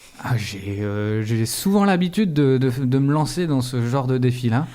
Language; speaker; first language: French; native; French